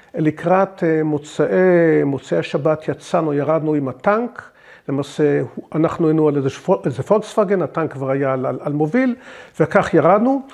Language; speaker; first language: Hebrew; early bilingual, other home language; English